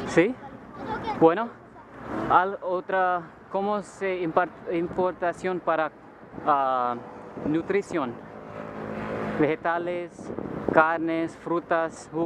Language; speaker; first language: Spanish; non-native, learner; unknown